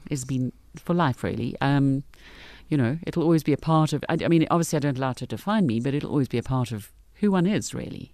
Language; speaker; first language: English; native; English